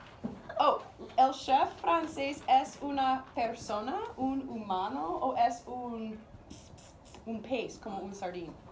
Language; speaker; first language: Spanish; non-native, learner; English